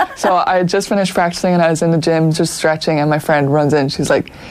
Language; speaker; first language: English; native; English